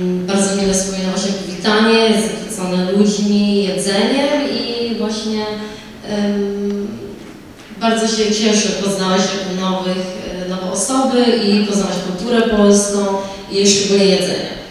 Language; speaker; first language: Polish; early bilingual, heritage; Polish